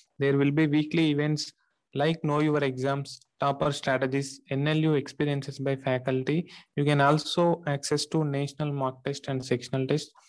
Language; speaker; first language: English; non-native, local second language; Telugu